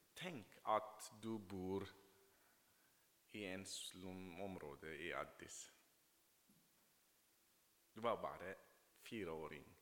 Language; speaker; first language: Norwegian; non-native, fluent; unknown